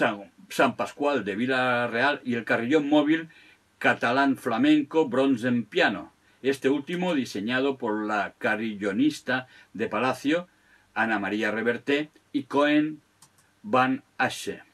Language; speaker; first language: Spanish; non-native, local second language; Catalan